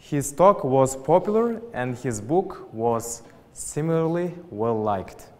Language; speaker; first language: English; non-native, fluent; Uzbek